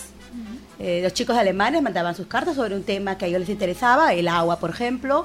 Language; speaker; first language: Spanish; native; Spanish